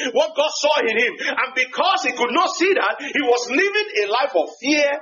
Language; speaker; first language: English; non-native, local second language; Yoruba